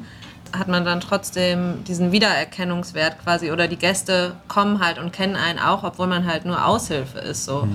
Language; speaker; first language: German; native; German